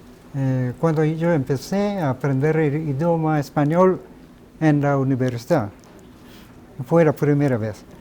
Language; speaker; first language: Spanish; non-native, fluent; Japanese